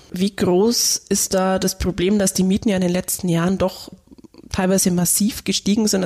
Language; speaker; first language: German; native; German